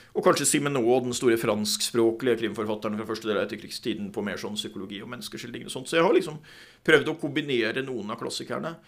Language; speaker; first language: Norwegian; native; Norwegian